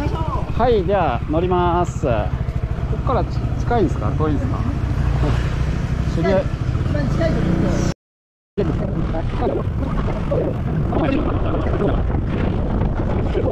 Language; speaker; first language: Japanese; native; Japanese